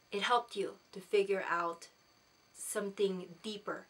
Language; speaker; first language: English; non-native, local second language; Filipino